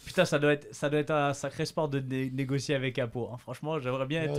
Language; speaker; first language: French; native; French